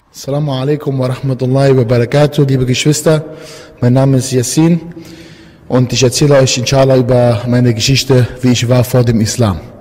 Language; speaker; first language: German; early bilingual, other home language; Italian